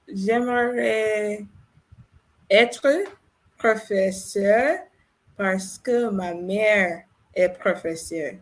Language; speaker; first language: French; non-native, learner; English